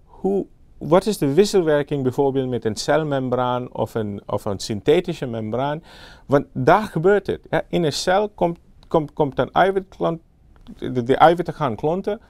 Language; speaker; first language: Dutch; non-native, fluent; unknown